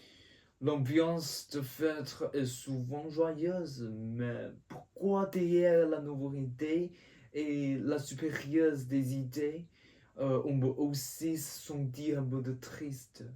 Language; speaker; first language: French; non-native, learner; Chinese